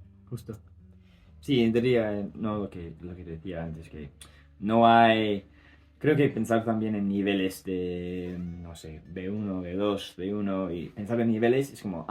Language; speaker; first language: Spanish; non-native, fluent; English